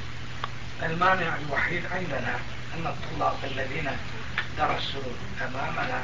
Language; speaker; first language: Arabic; non-native, fluent; Turkish